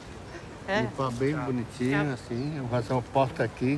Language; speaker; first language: Portuguese; non-native, local second language; Yanomámi